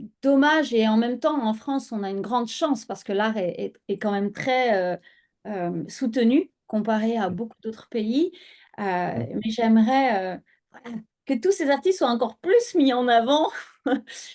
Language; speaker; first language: French; native; French